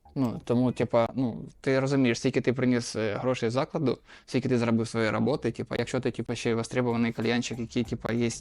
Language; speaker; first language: Ukrainian; non-native, local second language; Russian